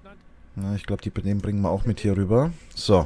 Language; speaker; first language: German; native; German